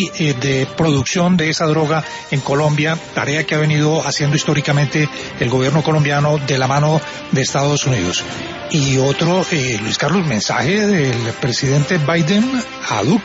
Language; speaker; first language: Spanish; native; Spanish